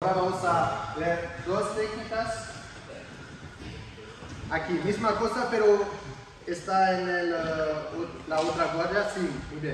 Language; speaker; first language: Spanish; non-native, learner; French